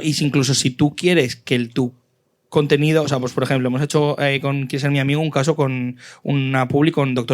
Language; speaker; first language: Spanish; native; Spanish